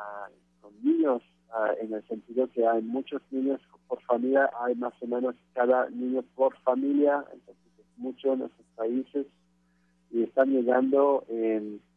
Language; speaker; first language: Spanish; non-native, fluent; French